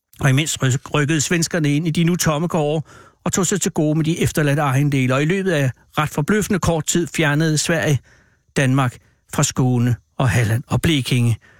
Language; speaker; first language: Danish; native; Danish